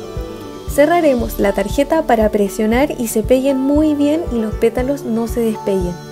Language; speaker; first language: Spanish; native; Spanish